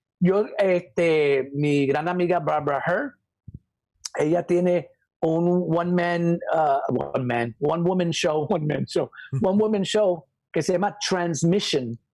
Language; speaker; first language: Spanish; native; Spanish